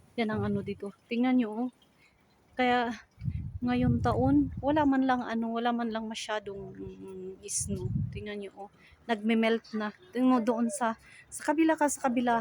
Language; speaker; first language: Filipino; native; Filipino